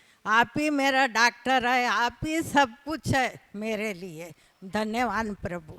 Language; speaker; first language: Hindi; non-native, local second language; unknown